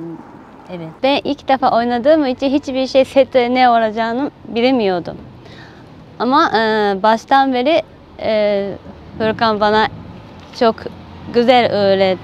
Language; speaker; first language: Turkish; non-native, learner; Japanese